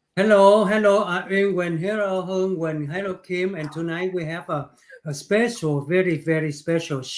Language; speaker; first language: English; non-native, learner; Vietnamese